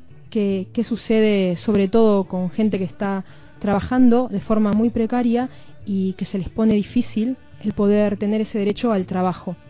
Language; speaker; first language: Spanish; native; Spanish